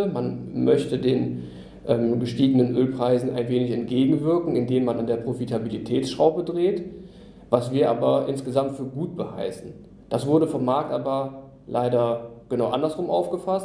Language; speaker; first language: German; native; German